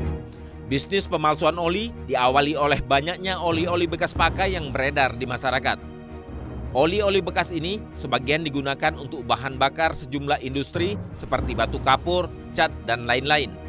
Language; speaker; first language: Indonesian; native; Indonesian